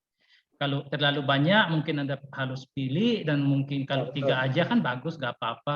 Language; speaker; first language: Indonesian; non-native, fluent; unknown